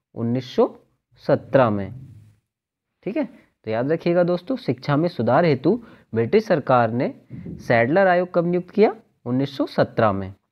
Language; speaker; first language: Hindi; native; Hindi